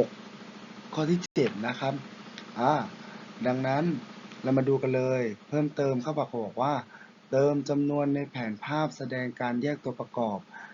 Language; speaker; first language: Thai; non-native, local second language; Pattani Malay